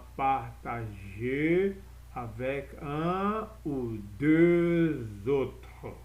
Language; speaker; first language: French; non-native, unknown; Portuguese